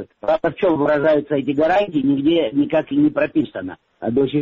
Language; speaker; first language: Russian; non-native, local second language; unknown